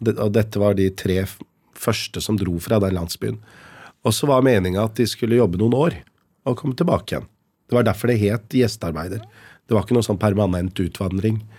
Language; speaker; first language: Norwegian; native; Norwegian